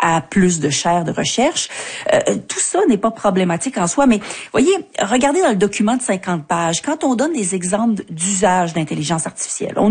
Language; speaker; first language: French; native; French